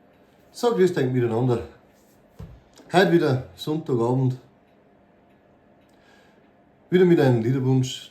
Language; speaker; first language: German; native; German